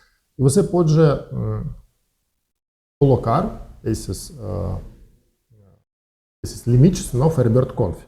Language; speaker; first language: Portuguese; non-native, learner; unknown